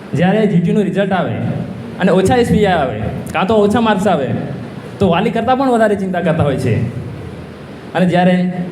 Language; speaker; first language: Gujarati; non-native, local second language; Rathawi